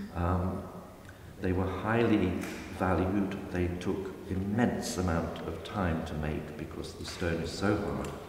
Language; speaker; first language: English; native; English